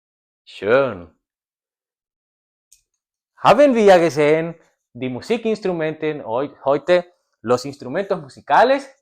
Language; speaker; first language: German; non-native, learner; Spanish